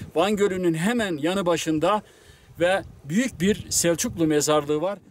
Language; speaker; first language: Turkish; native; Turkish